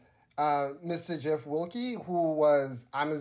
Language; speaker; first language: English; non-native, local second language; Shona